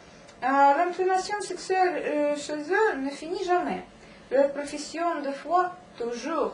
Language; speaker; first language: French; non-native, learner; Russian